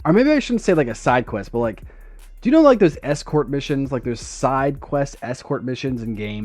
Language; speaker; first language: English; native; English